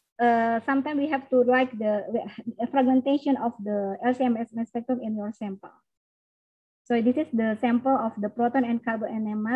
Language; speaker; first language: English; non-native, learner; Indonesian